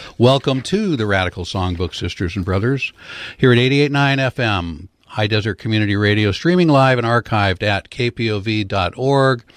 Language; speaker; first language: English; native; English